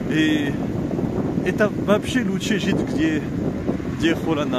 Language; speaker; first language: Russian; non-native, learner; French